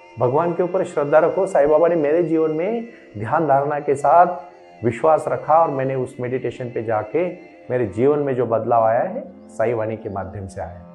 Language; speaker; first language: Hindi; non-native, local second language; Marathi